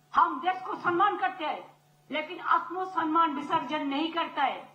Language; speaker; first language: Hindi; non-native, local second language; Bangla